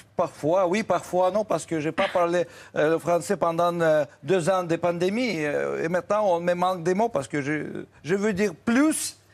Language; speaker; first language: French; non-native, fluent; Russian